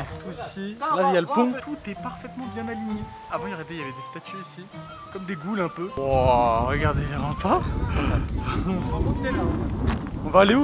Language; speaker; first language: French; native; French